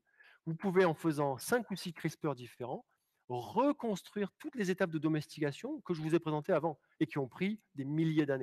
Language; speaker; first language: French; native; French